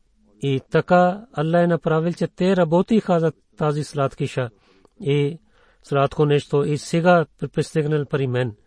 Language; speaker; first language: Bulgarian; non-native, fluent; Urdu